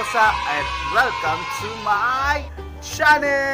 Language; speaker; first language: English; non-native, learner; Filipino